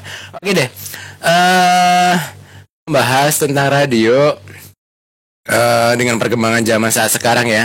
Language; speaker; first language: Indonesian; native; Indonesian